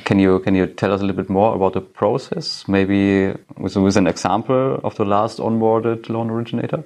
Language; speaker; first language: English; non-native, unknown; German